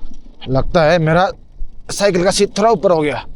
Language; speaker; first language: Hindi; non-native, local second language; Mizo